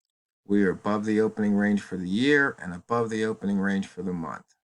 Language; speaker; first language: English; native; English